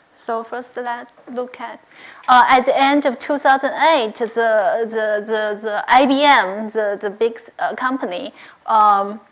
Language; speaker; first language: English; non-native, learner; Chinese